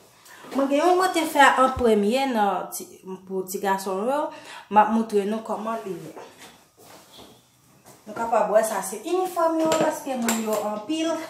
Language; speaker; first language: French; non-native, learner; Haitian Creole